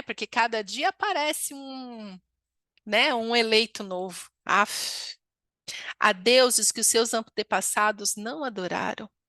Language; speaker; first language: Portuguese; native; Portuguese